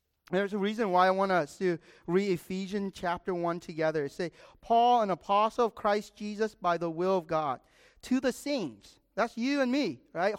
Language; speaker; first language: English; native; English